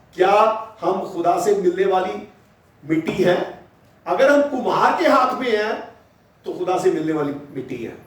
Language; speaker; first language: Hindi; non-native, local second language; Punjabi